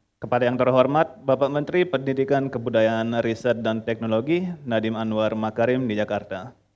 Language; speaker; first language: Indonesian; early bilingual, heritage; Indonesian